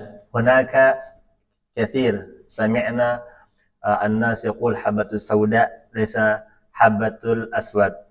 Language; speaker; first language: Arabic; non-native, learner; Indonesian